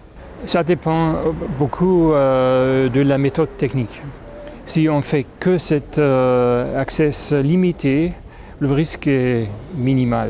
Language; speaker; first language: French; non-native, fluent; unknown